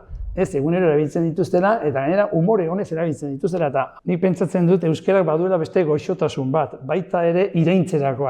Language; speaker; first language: Basque; native; Basque